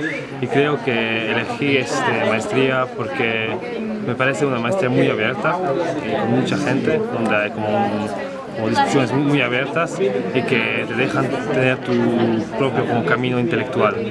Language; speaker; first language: Spanish; non-native, fluent; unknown